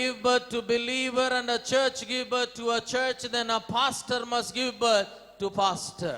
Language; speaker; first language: English; non-native, local second language; Kannada